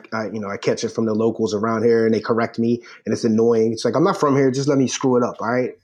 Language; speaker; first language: English; native; English